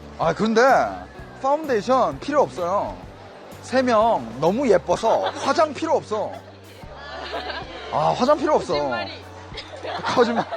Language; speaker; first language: Korean; non-native, fluent; Chinese